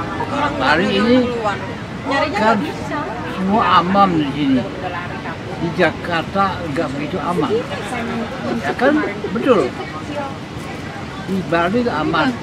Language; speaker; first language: Indonesian; non-native, learner; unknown